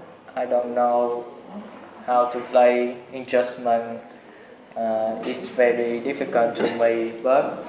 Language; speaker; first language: English; non-native, learner; Vietnamese